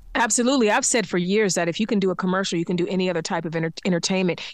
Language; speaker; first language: English; native; English